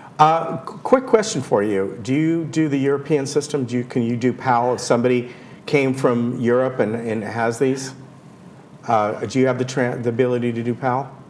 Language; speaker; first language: English; native; English